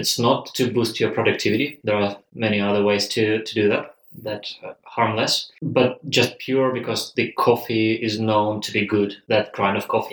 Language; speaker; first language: English; non-native, fluent; Russian